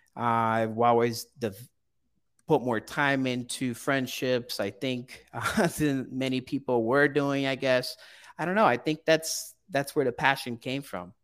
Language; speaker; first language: English; early bilingual, other home language; Portuguese